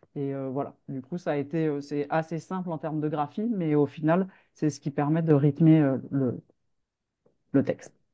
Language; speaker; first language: French; native; French